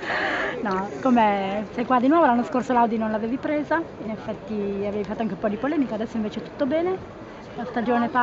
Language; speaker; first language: Italian; native; Italian